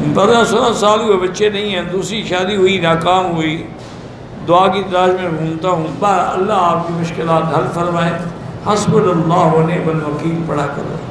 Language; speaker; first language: Urdu; early bilingual, heritage; Urdu